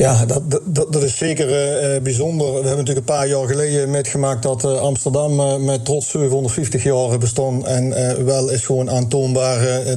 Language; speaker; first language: Dutch; native; Dutch